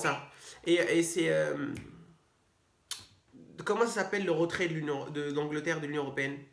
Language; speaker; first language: French; native; French